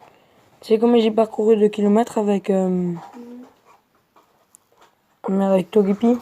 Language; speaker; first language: French; native; French